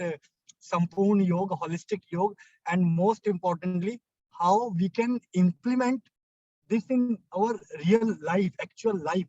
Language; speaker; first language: English; non-native, local second language; Hindi